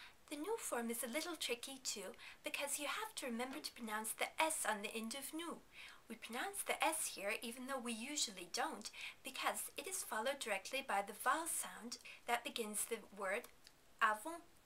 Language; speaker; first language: English; native; English